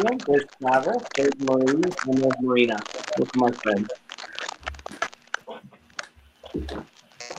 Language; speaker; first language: English; native; English